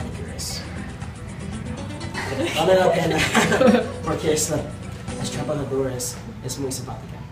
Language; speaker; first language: Spanish; non-native, learner; English